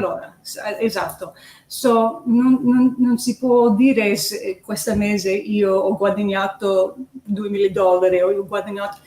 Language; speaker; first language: Italian; early bilingual, heritage; English